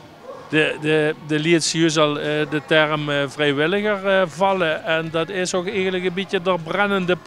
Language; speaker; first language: Dutch; native; Dutch